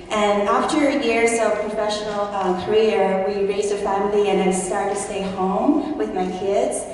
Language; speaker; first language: English; early bilingual, other home language; Chinese